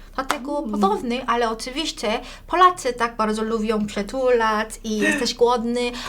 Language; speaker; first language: Polish; non-native, fluent; Korean